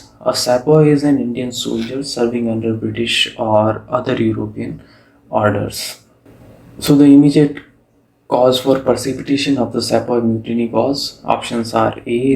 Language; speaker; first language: English; non-native, local second language; Hindi